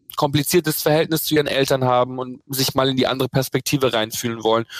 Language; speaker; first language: German; native; German